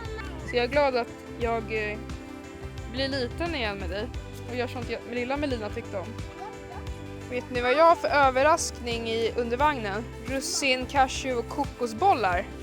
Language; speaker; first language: Swedish; native; Swedish